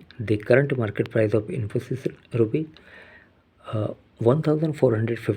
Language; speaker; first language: English; non-native, local second language; Hindi